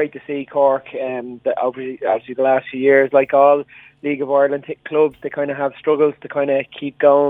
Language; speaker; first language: English; native; English